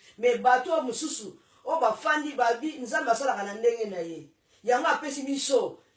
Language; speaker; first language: Lingala; non-native, local second language; Kituba (Democratic Republic of Congo)